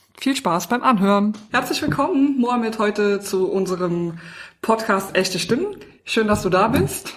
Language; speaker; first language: German; native; German